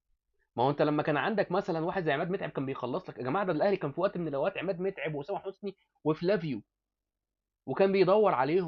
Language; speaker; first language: Arabic; native; Arabic